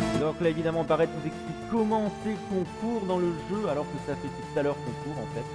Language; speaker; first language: French; native; French